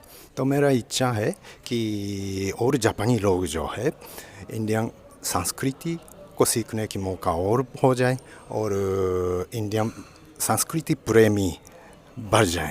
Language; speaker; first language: Hindi; non-native, fluent; Japanese